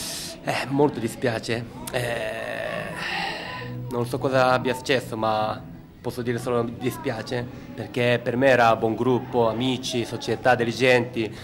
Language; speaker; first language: Italian; non-native, learner; Japanese